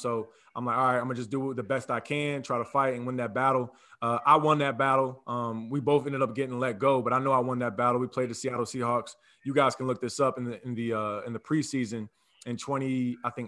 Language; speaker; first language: English; native; English